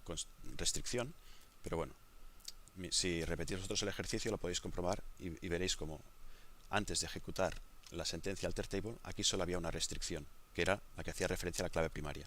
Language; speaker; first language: Spanish; native; Spanish